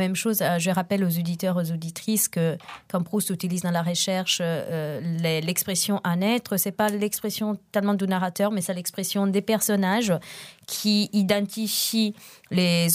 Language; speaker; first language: French; non-native, fluent; Italian